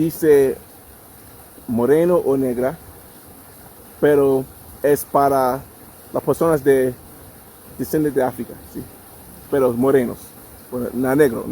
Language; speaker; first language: Spanish; non-native, learner; English